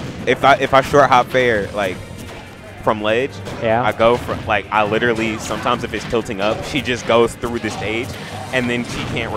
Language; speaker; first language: English; native; English